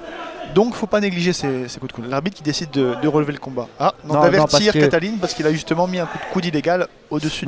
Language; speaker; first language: French; native; French